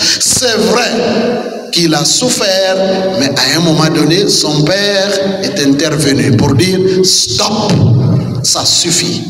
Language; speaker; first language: French; non-native, local second language; Kituba (Democratic Republic of Congo)